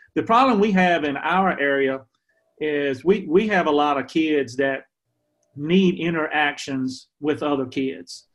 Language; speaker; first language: English; native; English